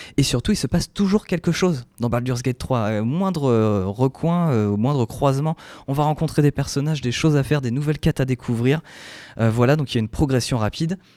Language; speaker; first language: French; native; French